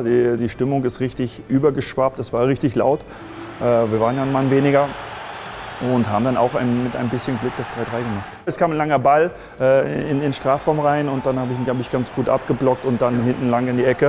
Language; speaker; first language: German; native; German